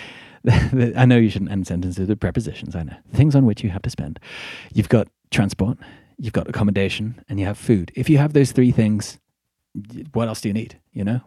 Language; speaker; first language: English; native; English